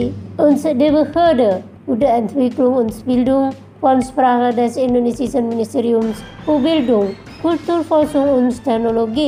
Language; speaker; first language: German; non-native, fluent; Indonesian